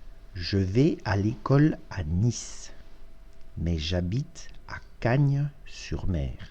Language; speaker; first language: French; non-native, fluent; Russian